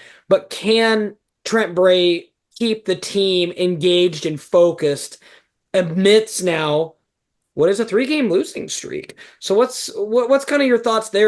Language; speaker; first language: English; native; English